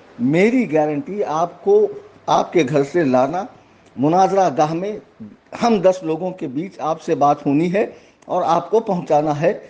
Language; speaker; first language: Urdu; native; Urdu